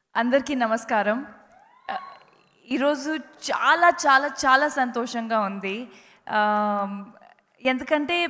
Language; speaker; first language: Telugu; non-native, learner; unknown